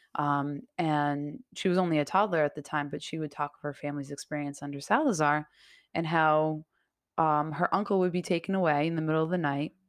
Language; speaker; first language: English; early bilingual, other home language; Portuguese